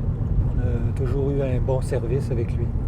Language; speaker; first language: French; native; French